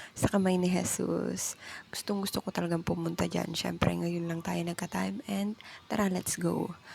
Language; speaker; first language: Filipino; non-native, local second language; Bikol